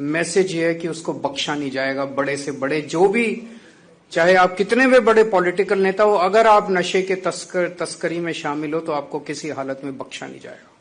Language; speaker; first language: Hindi; non-native, local second language; Punjabi